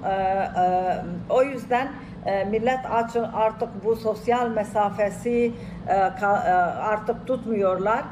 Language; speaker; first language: Turkish; non-native, fluent; Arabic